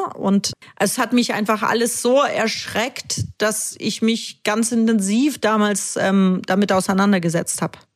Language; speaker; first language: German; early bilingual, other home language; Russian